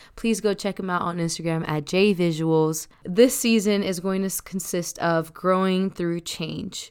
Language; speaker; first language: English; early bilingual, other home language; Spanish